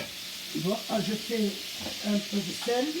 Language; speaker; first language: French; non-native, fluent; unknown